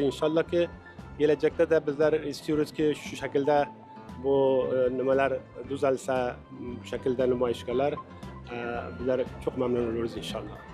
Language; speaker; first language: Turkish; non-native, learner; Uzbek